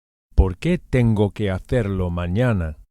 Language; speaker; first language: Spanish; non-native, fluent; English